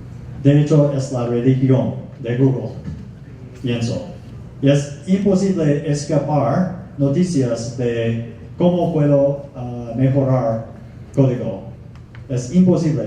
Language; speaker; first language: Spanish; non-native, fluent; English